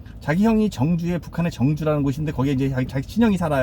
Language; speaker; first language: Korean; native; Korean